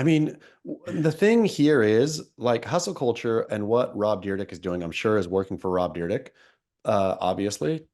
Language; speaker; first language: English; native; English